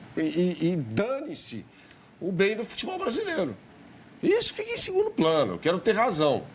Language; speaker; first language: Portuguese; native; Portuguese